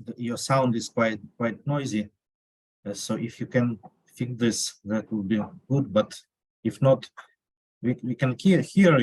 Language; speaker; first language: English; non-native, fluent; Ukrainian